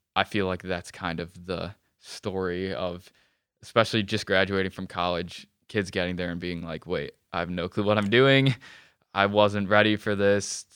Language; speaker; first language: English; native; English